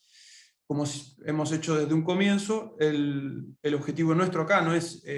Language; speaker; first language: Spanish; native; Spanish